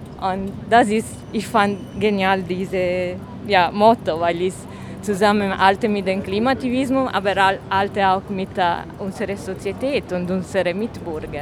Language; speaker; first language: German; non-native, fluent; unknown